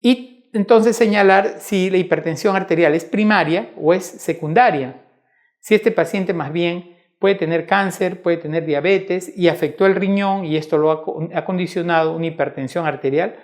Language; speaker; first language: Spanish; native; Spanish